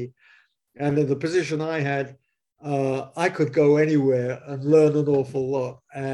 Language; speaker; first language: English; native; English